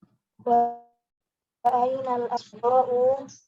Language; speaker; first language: Arabic; non-native, learner; Indonesian